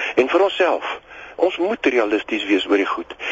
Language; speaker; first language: Afrikaans; native; Afrikaans